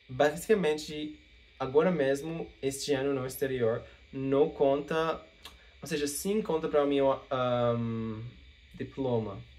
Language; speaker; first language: Portuguese; non-native, fluent; English